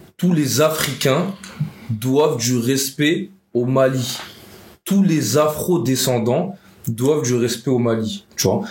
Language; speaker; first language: French; early bilingual, other home language; Wolof